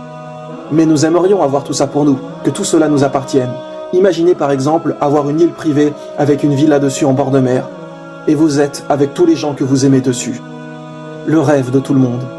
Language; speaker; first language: French; native; French